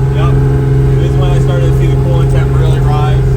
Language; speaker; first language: English; native; English